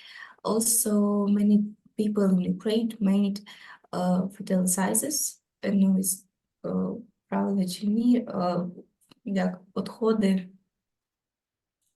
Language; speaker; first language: English; non-native, learner; Ukrainian